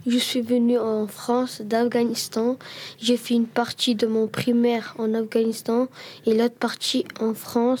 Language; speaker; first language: French; early bilingual, other home language; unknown